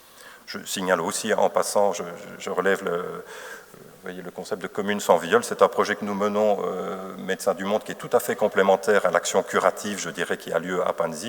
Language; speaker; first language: French; native; French